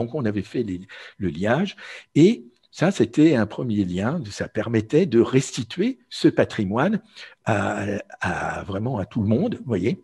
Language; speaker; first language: French; native; French